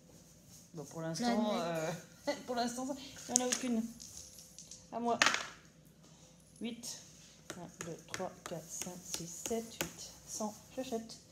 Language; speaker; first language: French; native; French